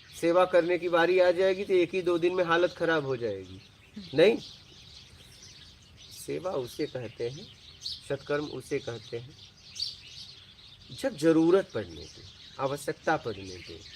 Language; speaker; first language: Hindi; native; Hindi